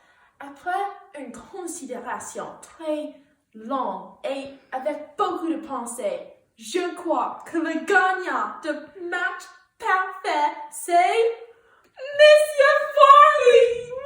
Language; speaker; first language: French; non-native, learner; English